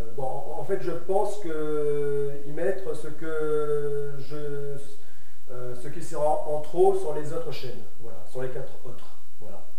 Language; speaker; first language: French; native; French